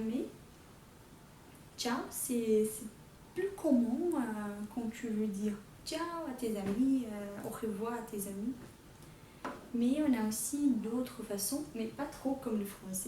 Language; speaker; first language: French; non-native, fluent; Portuguese